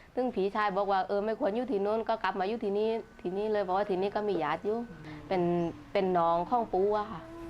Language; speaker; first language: Thai; early bilingual, heritage; Thai